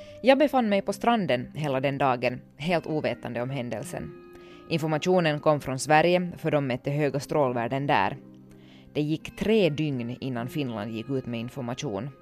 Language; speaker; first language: Swedish; native; Swedish